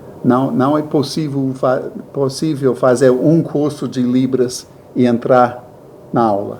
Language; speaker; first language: Portuguese; non-native, learner; English